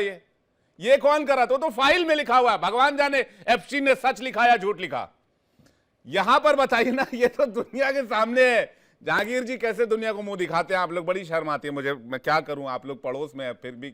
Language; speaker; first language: Hindi; native; Hindi